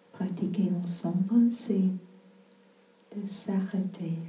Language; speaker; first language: French; non-native, fluent; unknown